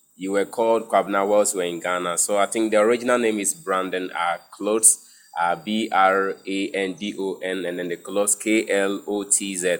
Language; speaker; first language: English; non-native, local second language; Akan